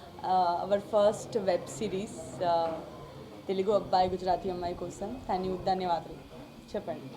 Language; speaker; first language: Telugu; non-native, learner; Gujarati